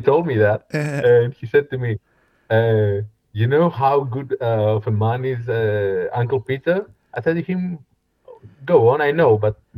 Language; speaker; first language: English; non-native, fluent; Greek